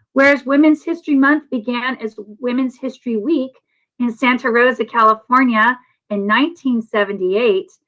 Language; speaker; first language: English; native; English